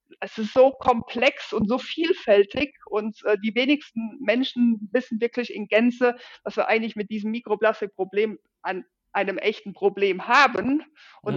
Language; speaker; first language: German; native; German